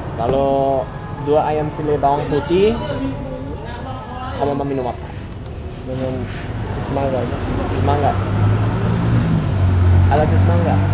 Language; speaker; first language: Indonesian; non-native, learner; English